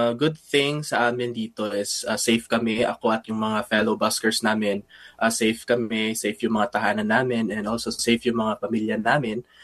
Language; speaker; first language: Filipino; non-native, local second language; Cebuano